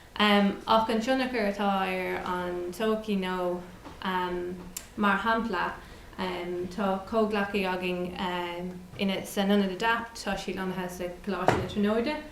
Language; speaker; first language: Irish; non-native, local second language; English